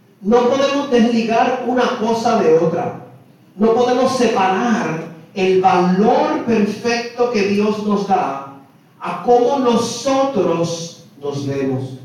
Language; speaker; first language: Spanish; native; Spanish